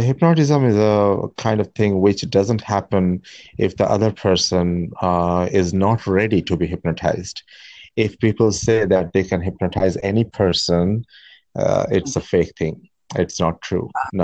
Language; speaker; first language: English; non-native, local second language; Bangla